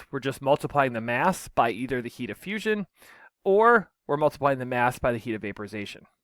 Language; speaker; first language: English; native; English